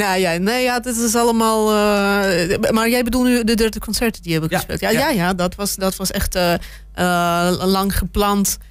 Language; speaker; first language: Dutch; non-native, fluent; Russian